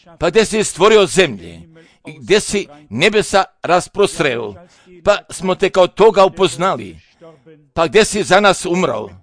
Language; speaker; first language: Croatian; non-native, fluent; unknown